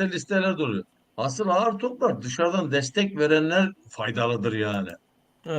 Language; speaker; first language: Turkish; native; Turkish